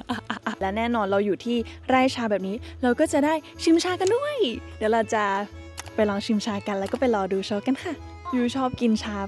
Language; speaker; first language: Thai; native; Thai